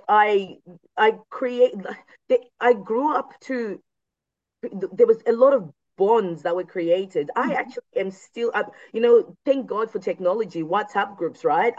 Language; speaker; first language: English; non-native, local second language; Shona